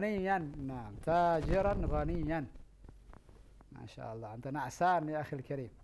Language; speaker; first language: Arabic; non-native, fluent; Indonesian